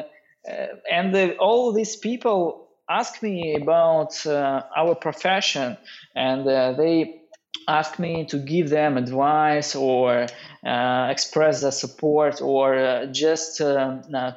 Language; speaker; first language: English; non-native, learner; Russian